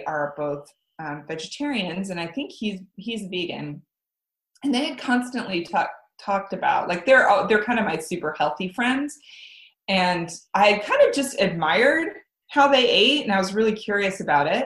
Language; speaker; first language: English; native; English